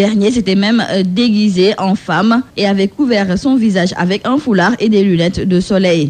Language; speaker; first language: French; non-native, local second language; Wolof